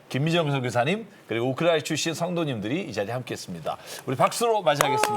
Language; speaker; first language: Korean; native; Korean